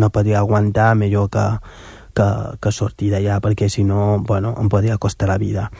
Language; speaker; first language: Catalan; non-native, local second language; Wolof